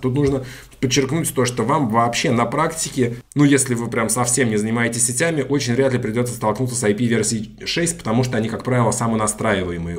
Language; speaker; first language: Russian; native; Russian